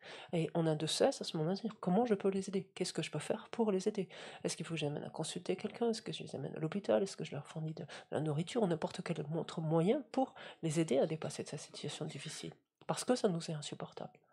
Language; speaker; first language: French; native; French